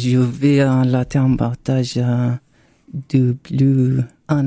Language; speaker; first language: French; non-native, learner; Arabic